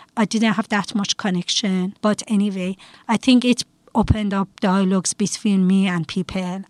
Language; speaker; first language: English; non-native, fluent; Persian